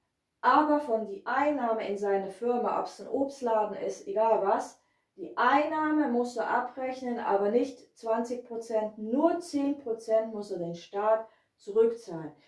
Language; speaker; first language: German; non-native, fluent; Hungarian